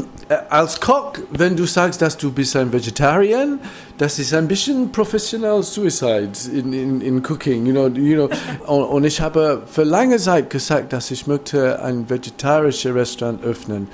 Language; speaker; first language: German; non-native, learner; English